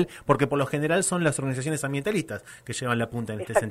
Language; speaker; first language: Spanish; native; Spanish